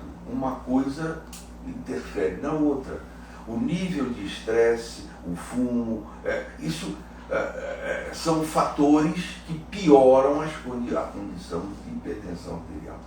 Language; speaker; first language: Portuguese; native; Portuguese